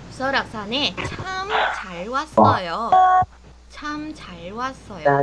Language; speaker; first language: Korean; non-native, fluent; Vietnamese